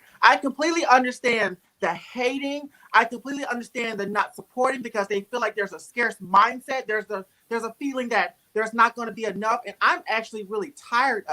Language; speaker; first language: English; native; English